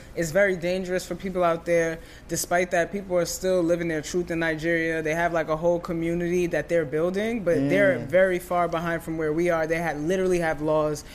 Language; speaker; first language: English; early bilingual, other home language; Yoruba